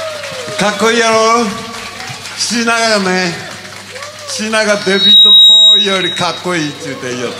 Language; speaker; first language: Japanese; native; Japanese